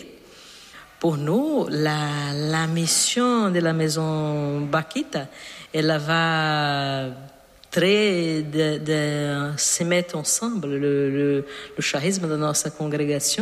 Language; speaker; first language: French; non-native, learner; Portuguese